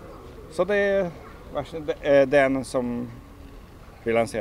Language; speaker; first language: Swedish; non-native, learner; Polish